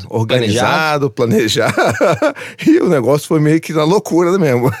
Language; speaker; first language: Portuguese; native; Portuguese